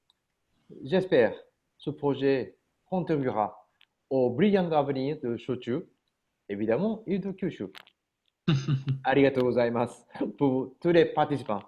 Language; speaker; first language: French; non-native, learner; Japanese